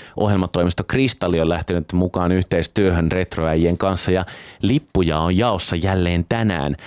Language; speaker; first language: Finnish; native; Finnish